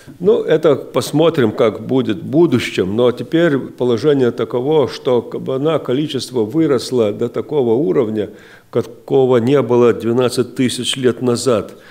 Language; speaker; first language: Russian; non-native, local second language; Lithuanian